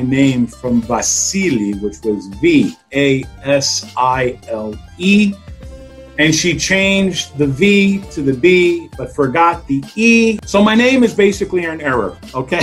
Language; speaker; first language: English; native; English